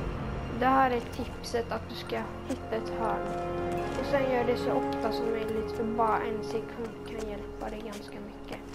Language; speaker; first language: Swedish; native; Swedish